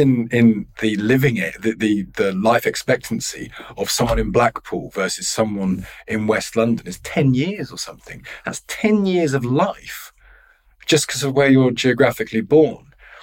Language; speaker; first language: English; native; English